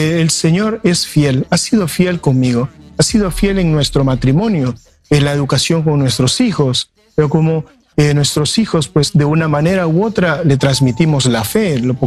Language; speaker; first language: Spanish; native; Spanish